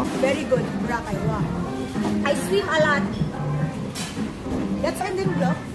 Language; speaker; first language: English; non-native, local second language; Filipino